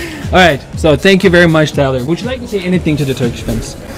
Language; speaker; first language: English; non-native, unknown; Turkish